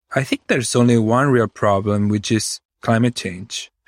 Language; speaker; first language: English; non-native, fluent; Italian